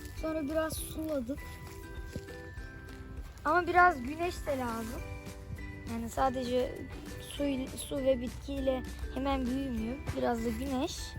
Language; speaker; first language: Turkish; early bilingual, heritage; Turkish